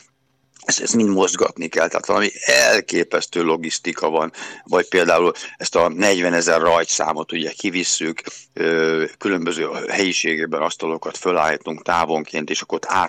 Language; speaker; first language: Hungarian; native; Hungarian